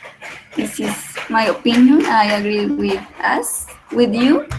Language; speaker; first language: English; non-native, learner; Spanish